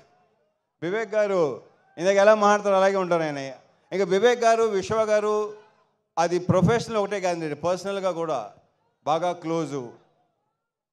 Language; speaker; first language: Telugu; native; Telugu